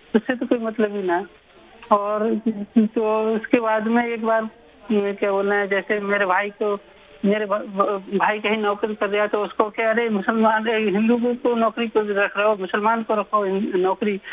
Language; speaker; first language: Hindi; native; Hindi